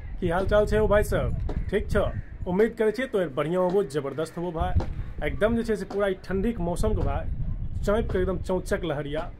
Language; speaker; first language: Maithili; native; Maithili